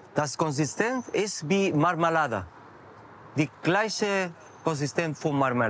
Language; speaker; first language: German; non-native, learner; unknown